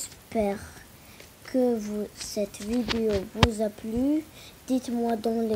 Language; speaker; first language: French; non-native, local second language; Arabic